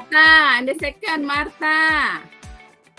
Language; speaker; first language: English; non-native, learner; Indonesian